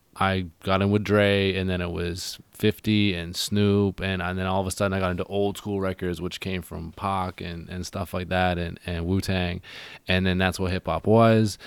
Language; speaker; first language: English; native; English